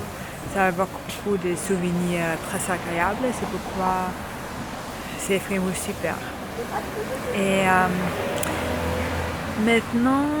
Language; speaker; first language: French; non-native, learner; German